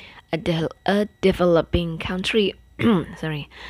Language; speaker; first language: English; non-native, fluent; Indonesian